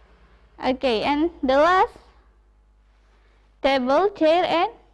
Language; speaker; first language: English; non-native, fluent; Indonesian